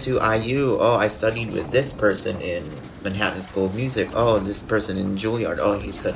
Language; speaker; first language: English; non-native, local second language; Filipino